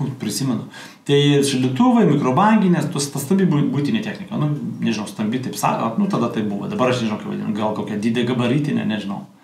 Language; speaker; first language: Lithuanian; non-native, local second language; Russian